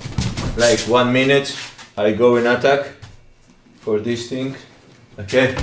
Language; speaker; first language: English; non-native, learner; Greek